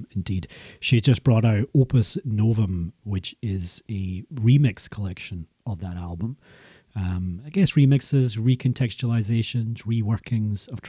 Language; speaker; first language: English; native; English